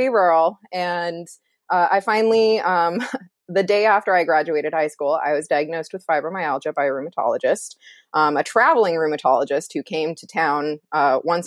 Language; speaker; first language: English; native; English